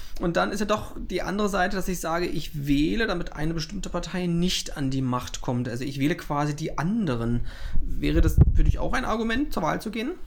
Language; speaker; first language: German; native; German